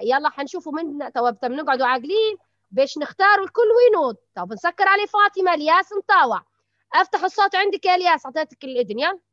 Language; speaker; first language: Arabic; native; Arabic